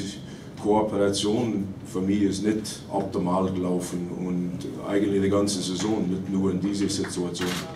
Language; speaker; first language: German; non-native, fluent; English